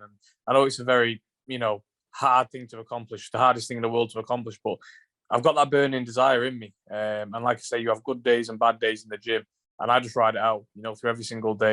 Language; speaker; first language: English; native; English